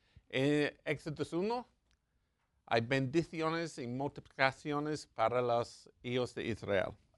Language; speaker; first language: Spanish; non-native, learner; English